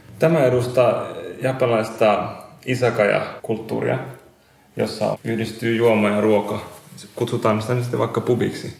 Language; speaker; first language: Finnish; non-native, local second language; Swedish